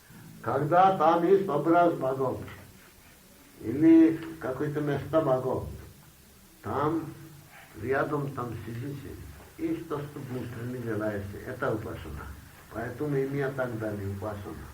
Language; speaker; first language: Russian; non-native, learner; Bangla